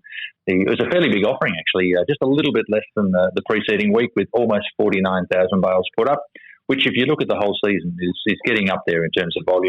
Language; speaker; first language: English; native; English